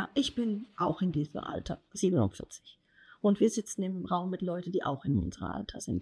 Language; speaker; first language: German; non-native, fluent; Italian